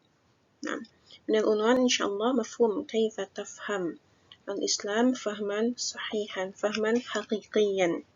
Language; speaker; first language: Arabic; non-native, fluent; Indonesian